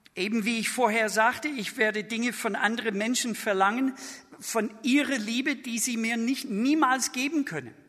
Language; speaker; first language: German; non-native, fluent; English